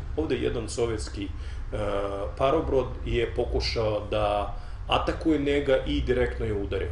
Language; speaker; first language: Serbian; non-native, fluent; Russian